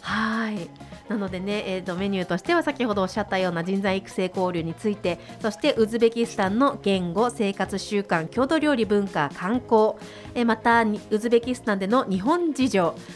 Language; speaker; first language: Japanese; native; Japanese